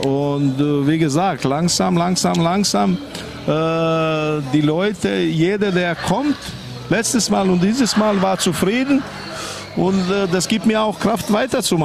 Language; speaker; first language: German; non-native, fluent; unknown